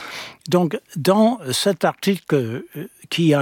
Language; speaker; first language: French; non-native, fluent; English